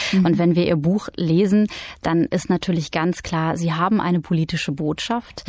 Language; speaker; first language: German; native; German